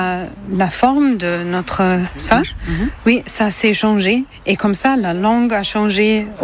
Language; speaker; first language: French; non-native, fluent; German